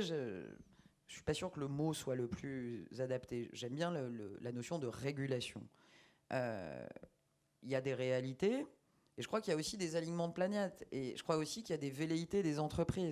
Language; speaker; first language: French; native; French